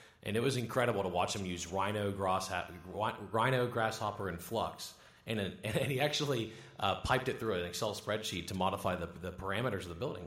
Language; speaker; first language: English; native; English